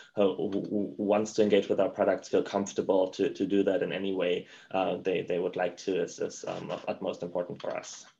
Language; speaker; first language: English; non-native, fluent; German